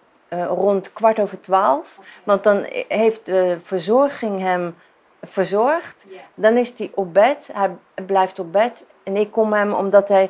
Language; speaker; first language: Dutch; non-native, fluent; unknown